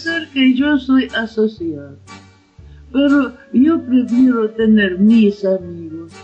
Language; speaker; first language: Spanish; non-native, learner; Ukrainian